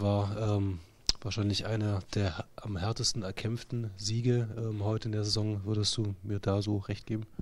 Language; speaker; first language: German; native; German